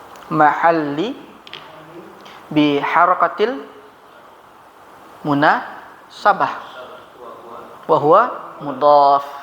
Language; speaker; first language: Arabic; non-native, fluent; Indonesian